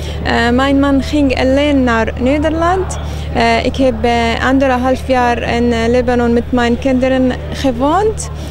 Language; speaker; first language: Dutch; non-native, learner; Arabic